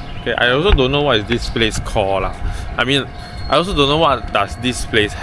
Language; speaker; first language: English; non-native, local second language; Chinese